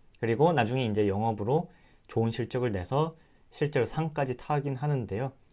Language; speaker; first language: Korean; native; Korean